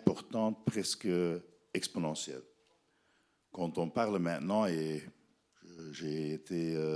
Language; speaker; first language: French; non-native, fluent; Dutch